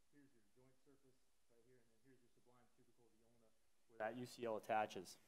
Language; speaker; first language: English; native; English